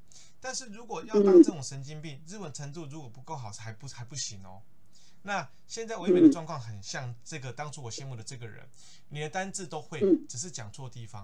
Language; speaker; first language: Chinese; native; Chinese